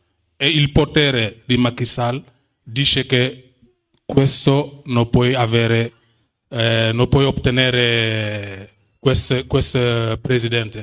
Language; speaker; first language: Italian; non-native, fluent; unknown